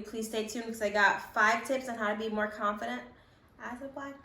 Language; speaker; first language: English; native; English